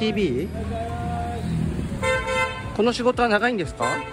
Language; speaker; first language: Japanese; native; Japanese